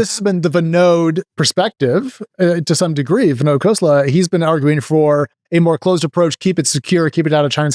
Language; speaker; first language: English; native; English